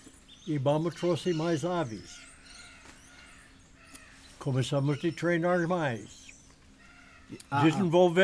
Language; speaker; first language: Portuguese; non-native, learner; English